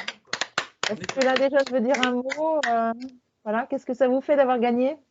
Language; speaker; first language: French; native; French